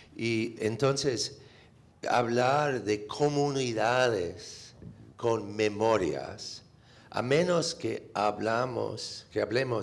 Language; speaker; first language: Spanish; non-native, fluent; English